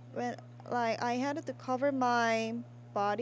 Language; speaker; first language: English; non-native, learner; Korean